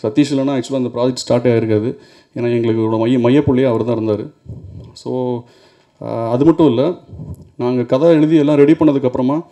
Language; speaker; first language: Tamil; native; Tamil